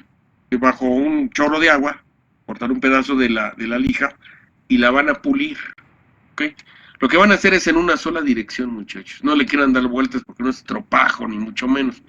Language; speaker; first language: Spanish; native; Spanish